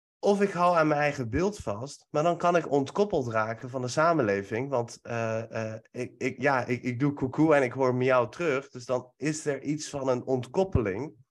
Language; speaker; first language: Dutch; early bilingual, other home language; Persian